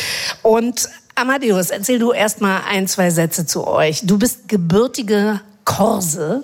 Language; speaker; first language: German; native; German